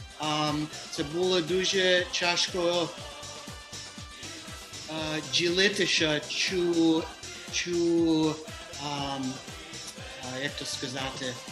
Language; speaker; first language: Ukrainian; early bilingual, heritage; Ukrainian